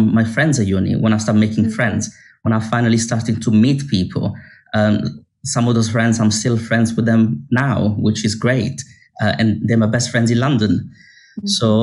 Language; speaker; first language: English; non-native, fluent; Italian